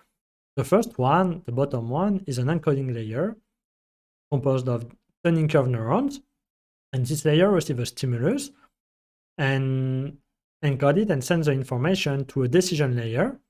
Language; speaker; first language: English; non-native, fluent; French